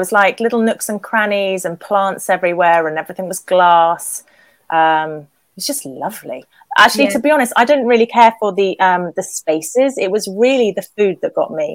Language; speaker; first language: English; native; English